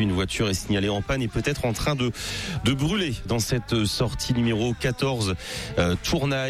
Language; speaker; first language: French; native; French